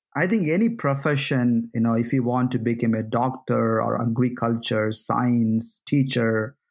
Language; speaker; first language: English; non-native, local second language; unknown